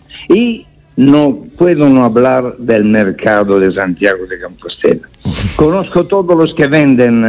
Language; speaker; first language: Spanish; non-native, fluent; Italian